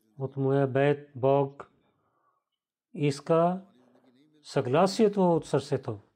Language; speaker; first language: Bulgarian; non-native, learner; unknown